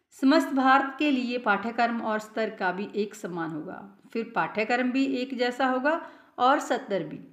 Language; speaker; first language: Hindi; non-native, local second language; Punjabi